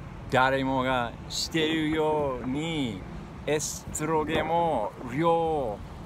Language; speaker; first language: Japanese; non-native, learner; English